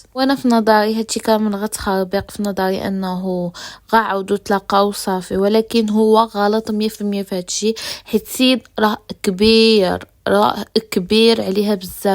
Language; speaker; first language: Arabic; native; Arabic